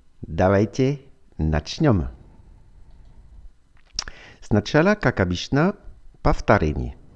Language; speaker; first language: Russian; non-native, fluent; French